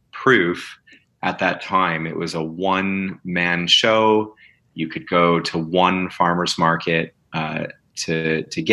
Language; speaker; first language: English; native; English